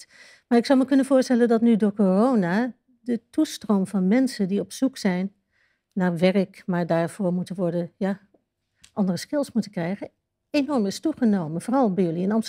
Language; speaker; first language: Dutch; native; Dutch